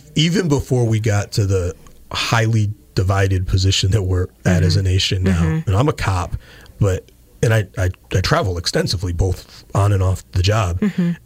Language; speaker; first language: English; native; English